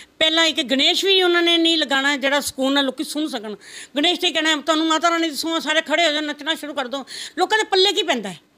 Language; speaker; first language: Punjabi; non-native, local second language; Rajasthani